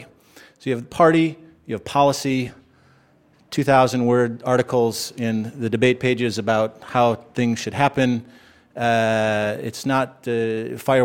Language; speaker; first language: English; native; English